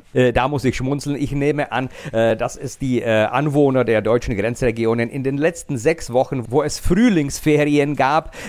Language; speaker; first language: German; non-native, fluent; Czech